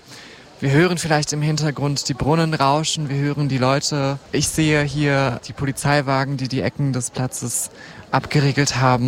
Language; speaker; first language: German; native; German